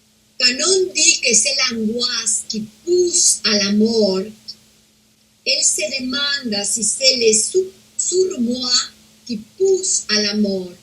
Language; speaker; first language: French; non-native, fluent; Spanish